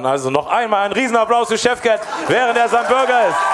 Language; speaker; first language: German; native; German